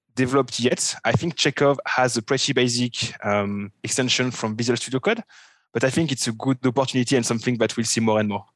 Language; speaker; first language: English; non-native, fluent; French